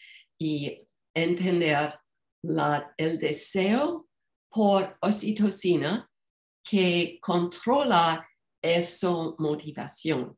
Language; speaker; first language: Spanish; non-native, fluent; English